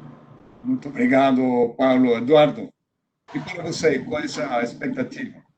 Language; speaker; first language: Portuguese; non-native, fluent; Spanish